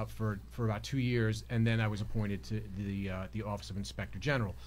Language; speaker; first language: English; native; English